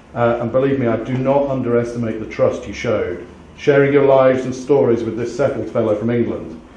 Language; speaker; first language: English; native; English